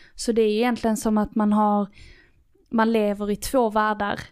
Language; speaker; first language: Swedish; native; Swedish